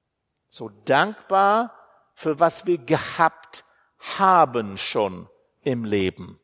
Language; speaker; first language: German; non-native, fluent; English